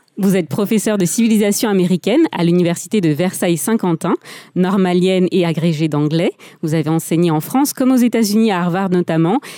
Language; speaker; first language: French; native; French